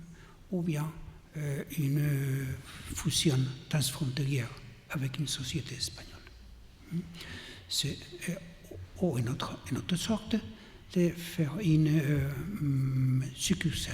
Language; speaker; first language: French; non-native, learner; Catalan